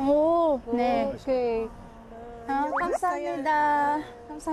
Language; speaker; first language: Korean; non-native, learner; Filipino